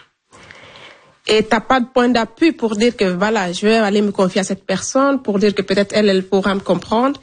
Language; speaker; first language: French; non-native, local second language; Fula